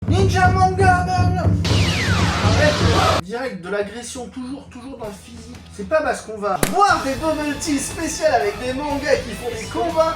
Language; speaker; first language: French; native; French